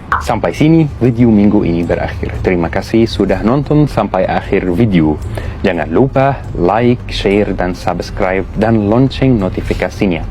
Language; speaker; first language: Indonesian; non-native, fluent; Arabic